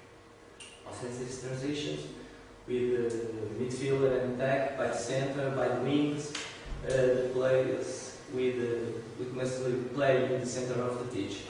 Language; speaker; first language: English; non-native, learner; Portuguese